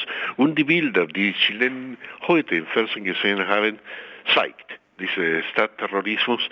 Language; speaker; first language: German; non-native, fluent; Spanish